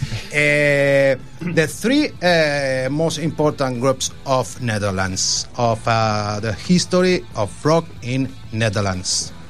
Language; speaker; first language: English; non-native, learner; Spanish